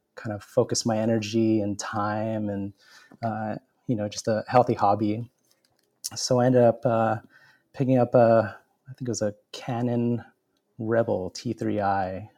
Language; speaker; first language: English; native; English